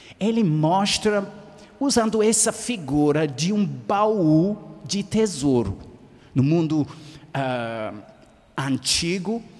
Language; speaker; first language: Portuguese; non-native, fluent; English